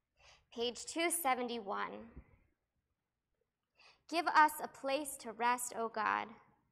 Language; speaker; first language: English; native; English